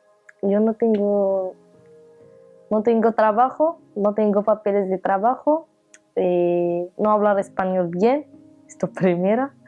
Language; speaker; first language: Spanish; non-native, learner; Arabic